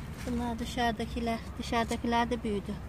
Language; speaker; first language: Turkish; native; Turkish